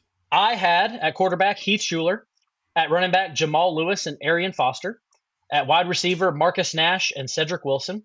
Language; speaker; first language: English; native; English